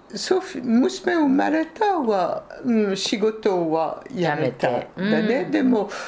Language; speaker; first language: Japanese; non-native, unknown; French